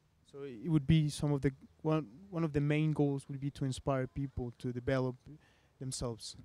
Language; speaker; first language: English; non-native, fluent; Spanish